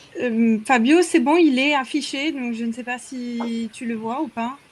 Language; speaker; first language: French; native; French